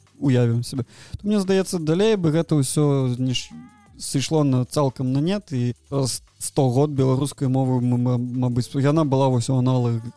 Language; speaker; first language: Belarusian; non-native, local second language; Russian